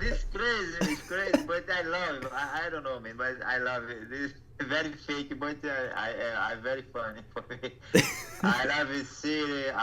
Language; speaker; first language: English; non-native, learner; Portuguese